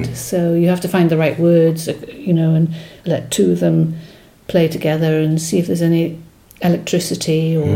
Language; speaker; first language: English; non-native, local second language; Welsh